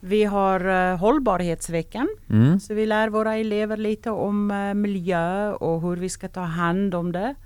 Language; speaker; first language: Swedish; non-native, fluent; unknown